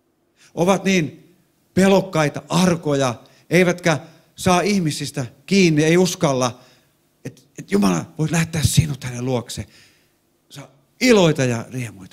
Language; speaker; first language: Finnish; non-native, fluent; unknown